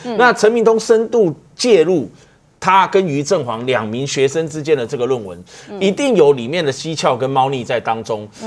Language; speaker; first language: Chinese; native; Chinese